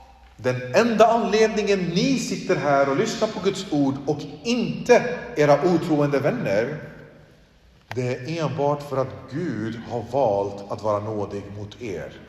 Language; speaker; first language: Swedish; early bilingual, other home language; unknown